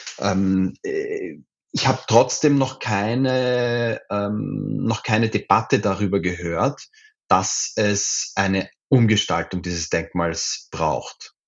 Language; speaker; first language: German; native; German